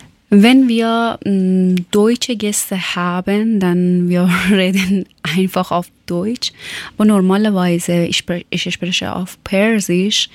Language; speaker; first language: German; non-native, learner; Persian